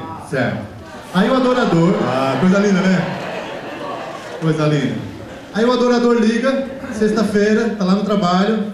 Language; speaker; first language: Portuguese; native; Portuguese